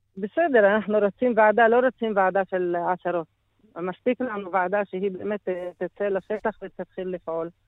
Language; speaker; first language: Hebrew; non-native, local second language; Arabic